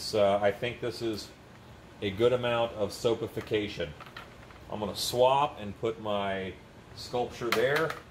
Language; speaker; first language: English; native; English